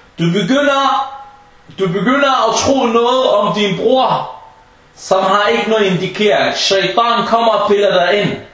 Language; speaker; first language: Danish; early bilingual, other home language; Arabic